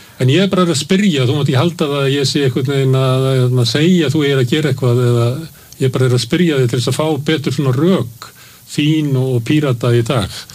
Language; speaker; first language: Icelandic; native; Icelandic